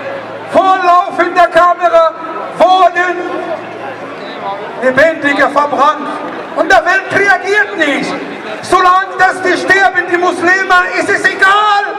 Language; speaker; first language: German; non-native, learner; Arabic